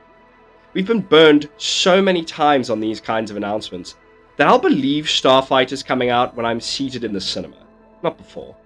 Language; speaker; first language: English; native; English